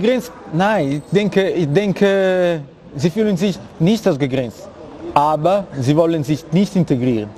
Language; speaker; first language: German; non-native, fluent; Italian